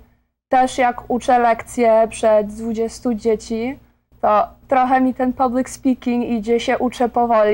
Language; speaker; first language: Polish; early bilingual, heritage; Polish